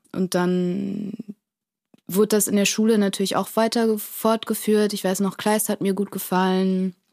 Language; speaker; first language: German; early bilingual, other home language; Portuguese